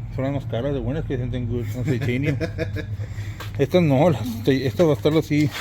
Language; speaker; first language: Spanish; early bilingual, other home language; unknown